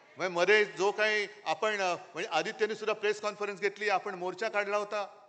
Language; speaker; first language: Marathi; native; Marathi